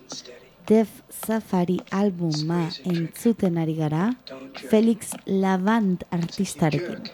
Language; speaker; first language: Basque; non-native, local second language; Spanish